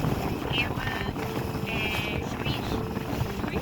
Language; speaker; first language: Portuguese; non-native, learner; Nepali